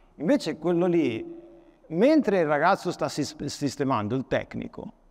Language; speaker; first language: Italian; native; Italian